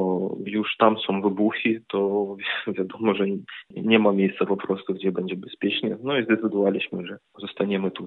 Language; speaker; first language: Polish; non-native, fluent; Ukrainian